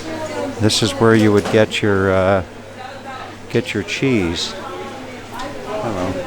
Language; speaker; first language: English; native; English